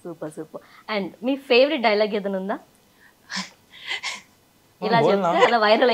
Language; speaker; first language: Telugu; native; Telugu